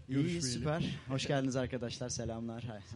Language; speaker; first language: Turkish; native; Turkish